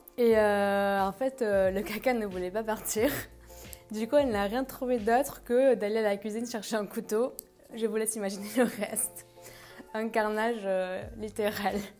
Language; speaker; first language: French; non-native, fluent; Spanish